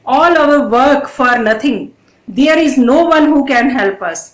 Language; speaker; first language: English; non-native, local second language; Punjabi